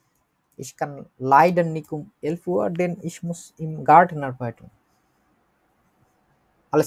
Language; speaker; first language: German; non-native, learner; Bangla